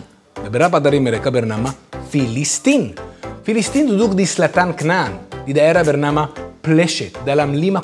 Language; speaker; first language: Indonesian; non-native, fluent; Hebrew